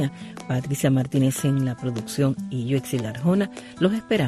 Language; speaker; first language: Spanish; native; Spanish